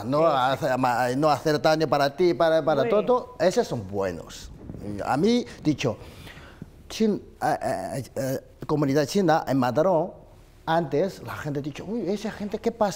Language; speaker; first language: Spanish; non-native, learner; Chinese